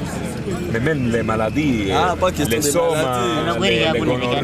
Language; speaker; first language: French; non-native, fluent; Spanish